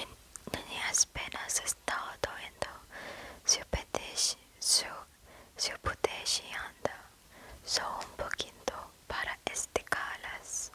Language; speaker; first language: Portuguese; non-native, learner; English